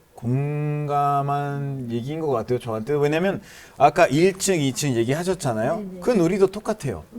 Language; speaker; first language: Korean; non-native, fluent; Spanish